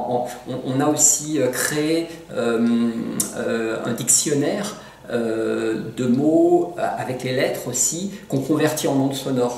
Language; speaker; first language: French; native; French